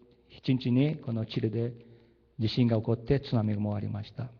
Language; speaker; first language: Japanese; early bilingual, heritage; Japanese